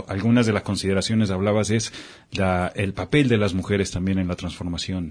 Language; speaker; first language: Spanish; native; Spanish